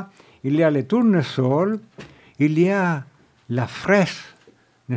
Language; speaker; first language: French; non-native, fluent; Spanish